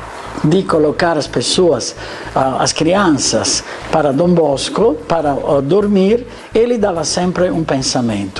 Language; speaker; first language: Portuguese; non-native, fluent; Italian